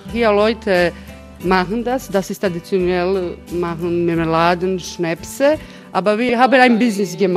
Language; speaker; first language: German; non-native, fluent; Croatian